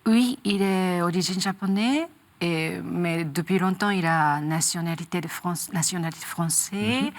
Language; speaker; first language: French; non-native, learner; Japanese